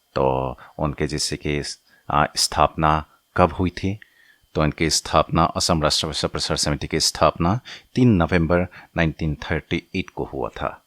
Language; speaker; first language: Hindi; non-native, local second language; Assamese